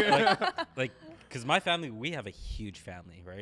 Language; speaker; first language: English; early bilingual, other home language; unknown